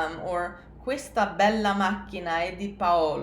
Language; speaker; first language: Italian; non-native, fluent; English